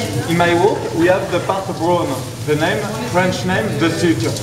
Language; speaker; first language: English; non-native, learner; French